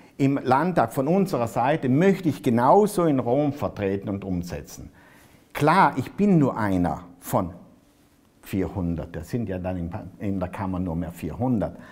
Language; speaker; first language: German; native; German